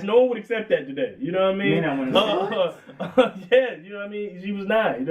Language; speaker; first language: English; native; English